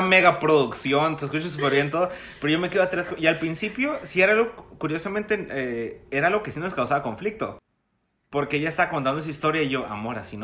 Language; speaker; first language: Spanish; native; Spanish